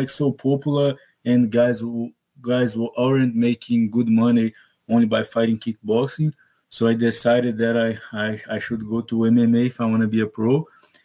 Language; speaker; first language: English; non-native, learner; Portuguese